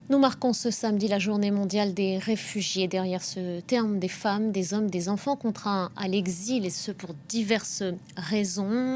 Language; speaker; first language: French; native; French